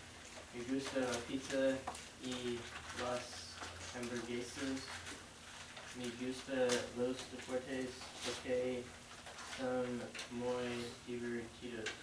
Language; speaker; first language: Spanish; non-native, learner; English